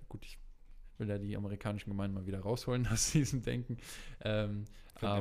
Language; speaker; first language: German; native; German